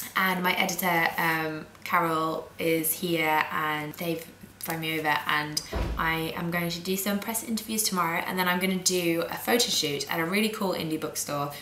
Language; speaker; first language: English; native; English